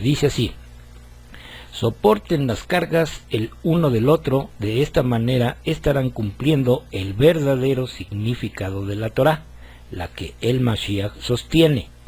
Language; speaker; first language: Spanish; native; Spanish